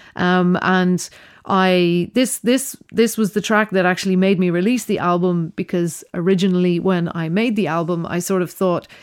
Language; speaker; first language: English; native; English